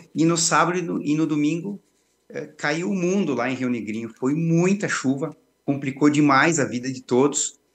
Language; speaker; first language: Portuguese; native; Portuguese